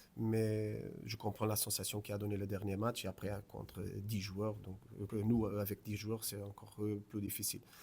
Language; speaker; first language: French; non-native, fluent; Portuguese